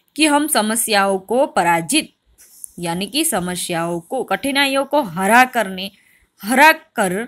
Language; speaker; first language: Hindi; non-native, local second language; Gujarati